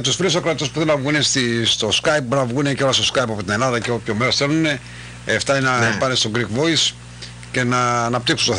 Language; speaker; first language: Greek; native; Greek